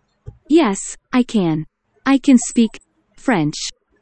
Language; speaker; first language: English; non-native, learner; Korean